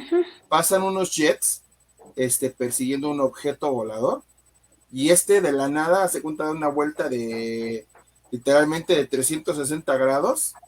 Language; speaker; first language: Spanish; native; Spanish